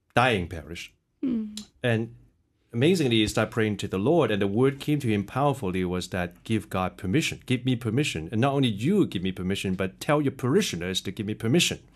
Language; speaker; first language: English; early bilingual, other home language; Cantonese